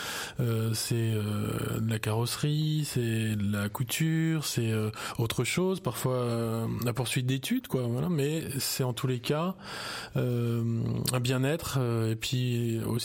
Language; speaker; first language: French; native; French